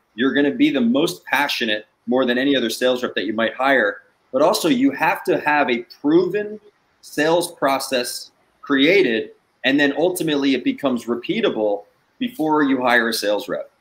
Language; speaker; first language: English; native; English